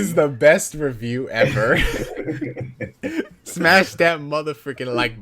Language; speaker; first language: English; native; English